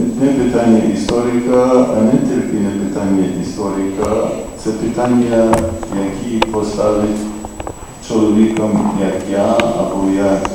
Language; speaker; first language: Ukrainian; non-native, fluent; English